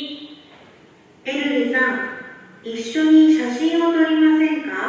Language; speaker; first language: Japanese; non-native, learner; Indonesian